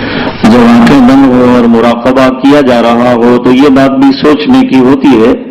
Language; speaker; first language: Urdu; native; Urdu